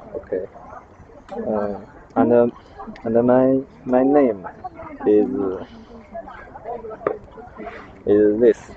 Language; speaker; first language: English; non-native, learner; Chinese